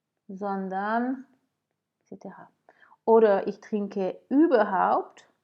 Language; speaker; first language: German; non-native, fluent; French